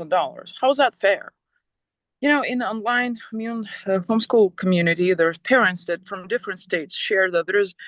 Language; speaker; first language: English; non-native, fluent; Ukrainian